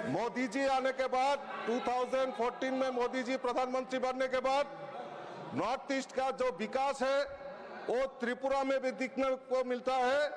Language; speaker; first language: Hindi; non-native, local second language; Bangla